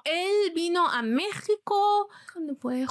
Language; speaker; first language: Spanish; non-native, fluent; Persian